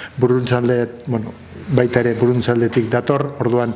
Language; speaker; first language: Basque; non-native, local second language; Spanish